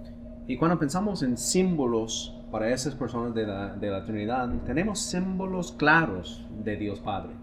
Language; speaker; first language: Spanish; non-native, fluent; English